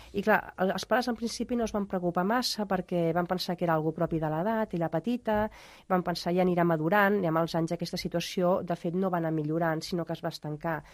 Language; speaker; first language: Catalan; native; Catalan